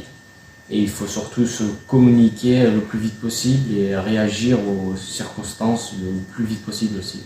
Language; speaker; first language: French; non-native, fluent; Spanish